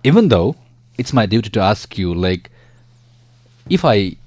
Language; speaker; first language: English; non-native, local second language; Nepali